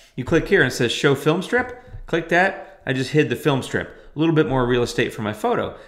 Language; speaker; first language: English; native; English